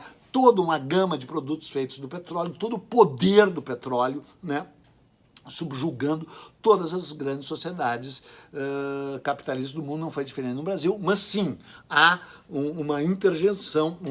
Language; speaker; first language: Portuguese; native; Portuguese